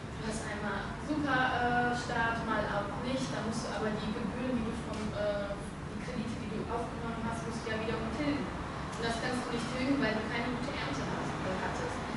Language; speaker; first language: German; early bilingual, other home language; Armenian